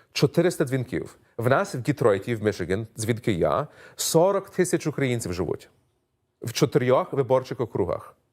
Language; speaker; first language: Ukrainian; early bilingual, heritage; Ukrainian